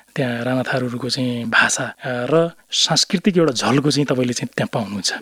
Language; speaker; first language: Nepali; non-native, local second language; Rana Tharu